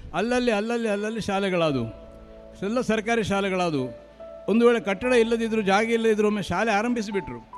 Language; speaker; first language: Kannada; non-native, local second language; Marathi